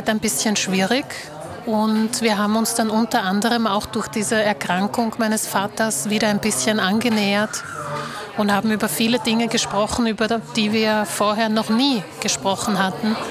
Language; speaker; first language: German; early bilingual, other home language; Slovak